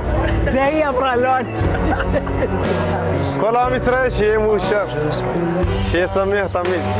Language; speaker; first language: Hebrew; non-native, local second language; Arabic